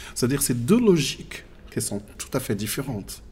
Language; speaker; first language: French; non-native, local second language; Tachelhit